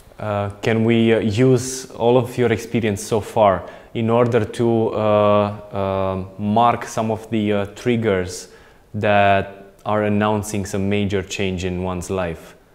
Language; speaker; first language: English; non-native, fluent; Romanian